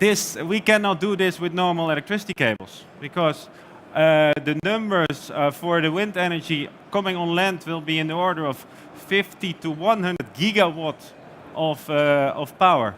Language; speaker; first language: English; non-native, fluent; Dutch